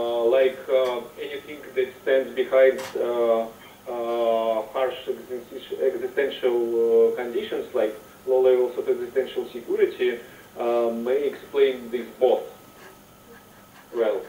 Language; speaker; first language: English; non-native, fluent; Russian